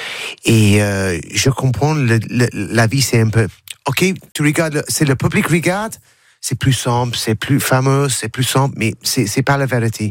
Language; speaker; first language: French; non-native, learner; English